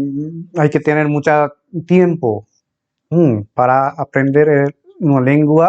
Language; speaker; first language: Spanish; non-native, fluent; Bangla